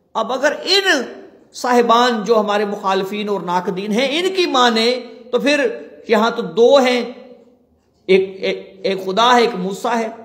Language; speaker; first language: Urdu; non-native, local second language; Punjabi